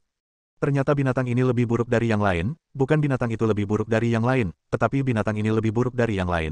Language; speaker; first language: Indonesian; native; Indonesian